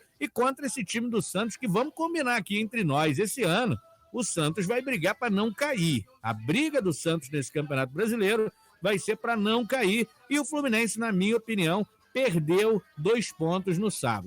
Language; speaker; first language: Portuguese; native; Portuguese